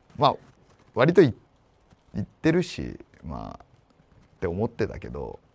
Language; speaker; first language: Japanese; native; Japanese